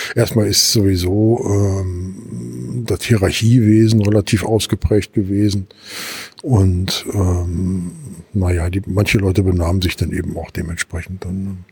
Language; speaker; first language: German; native; German